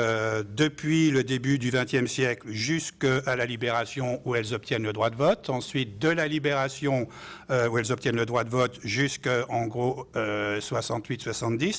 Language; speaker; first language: French; native; French